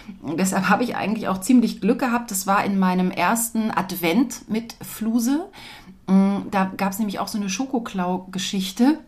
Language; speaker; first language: German; native; German